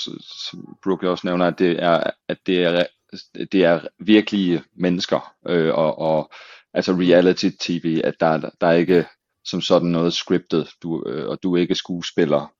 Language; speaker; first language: Danish; native; Danish